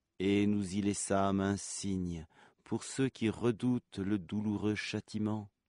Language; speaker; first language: French; native; French